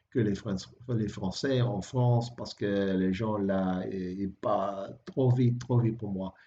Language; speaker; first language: French; non-native, learner; English